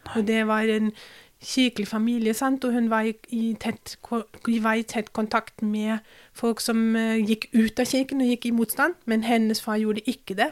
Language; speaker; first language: Norwegian; non-native, fluent; German